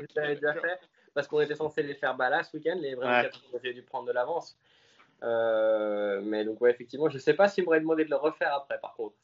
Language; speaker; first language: French; native; French